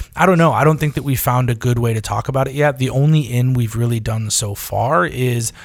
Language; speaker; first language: English; native; English